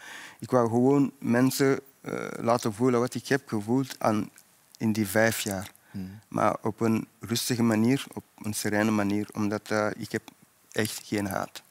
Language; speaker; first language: Dutch; non-native, fluent; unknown